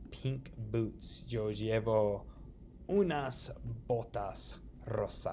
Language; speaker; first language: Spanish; non-native, fluent; English